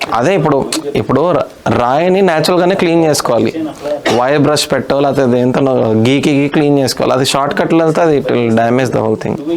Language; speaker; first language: Telugu; non-native, local second language; Hindi